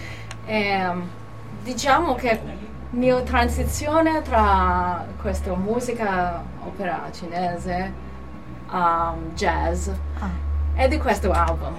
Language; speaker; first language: Italian; non-native, learner; Cantonese